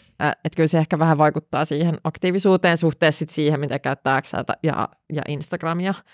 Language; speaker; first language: Finnish; non-native, local second language; Swedish